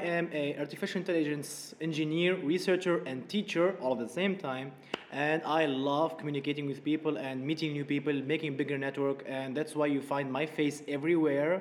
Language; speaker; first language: English; non-native, fluent; Arabic